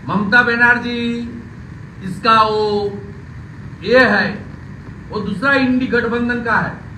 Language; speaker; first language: Hindi; non-native, local second language; Bangla